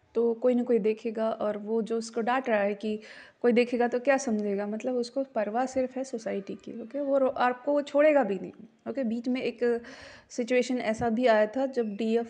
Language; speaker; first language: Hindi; non-native, local second language; Marathi